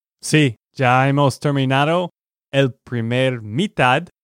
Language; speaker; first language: Spanish; non-native, learner; English